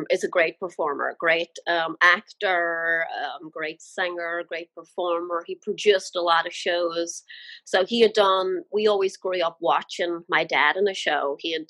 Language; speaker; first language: English; native; English